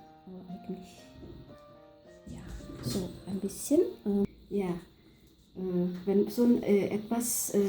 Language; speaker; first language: German; non-native, fluent; Javanese